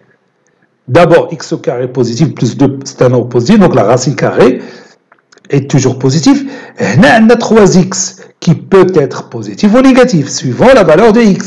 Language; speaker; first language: French; non-native, local second language; Arabic